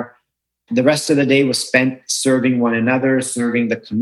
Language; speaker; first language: English; native; English